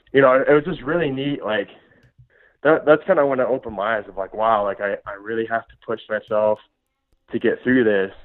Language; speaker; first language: English; native; English